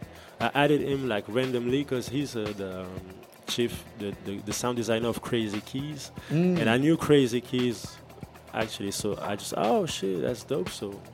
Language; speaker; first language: English; non-native, fluent; French